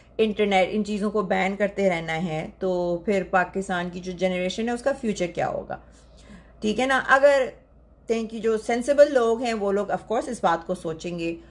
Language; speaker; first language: Urdu; native; Urdu